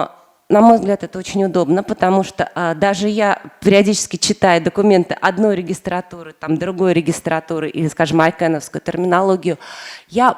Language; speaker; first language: Russian; native; Russian